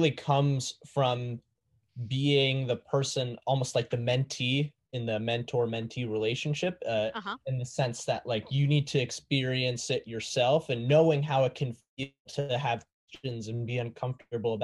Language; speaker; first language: English; native; English